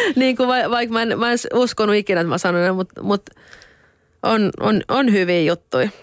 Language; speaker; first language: Finnish; non-native, local second language; Swedish